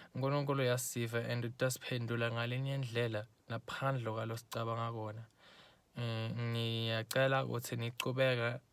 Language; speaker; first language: Zulu; non-native, local second language; Swati